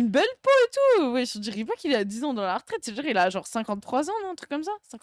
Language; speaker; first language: French; native; French